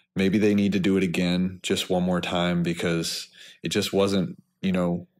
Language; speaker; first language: English; native; English